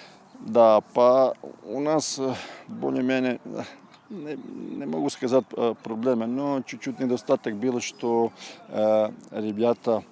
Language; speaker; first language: Russian; non-native, fluent; Serbian